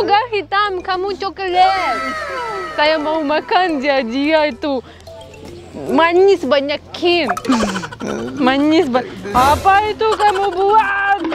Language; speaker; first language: Indonesian; non-native, learner; Russian